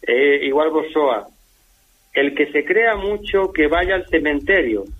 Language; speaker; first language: Spanish; non-native, local second language; Galician